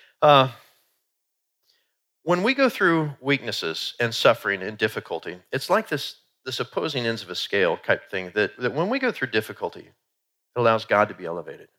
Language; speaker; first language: English; native; English